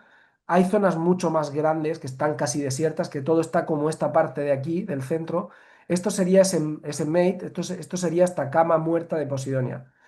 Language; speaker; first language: Spanish; native; Spanish